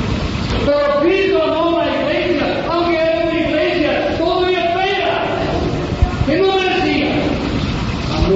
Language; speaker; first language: Spanish; non-native, fluent; English